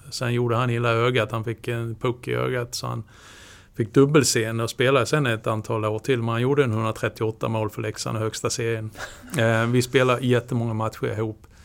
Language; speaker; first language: Swedish; native; Swedish